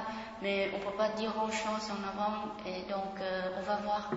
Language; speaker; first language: French; non-native, fluent; Vietnamese